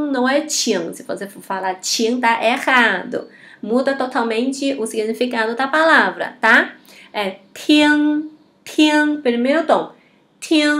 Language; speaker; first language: Portuguese; non-native, fluent; Chinese